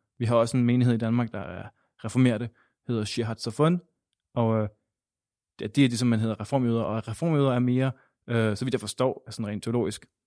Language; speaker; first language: Danish; native; Danish